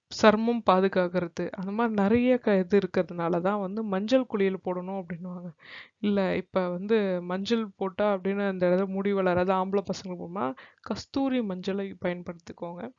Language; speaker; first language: Tamil; native; Tamil